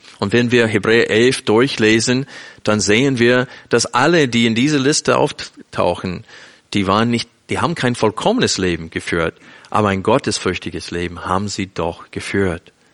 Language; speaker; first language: German; non-native, fluent; English